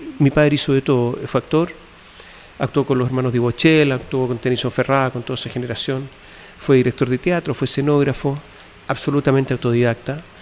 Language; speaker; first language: Spanish; native; Spanish